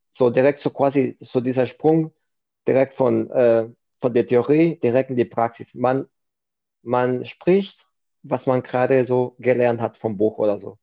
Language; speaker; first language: German; non-native, fluent; Spanish